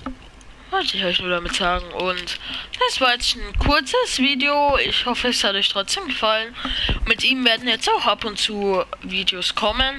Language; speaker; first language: German; native; German